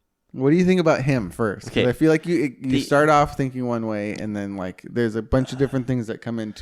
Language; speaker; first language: English; native; English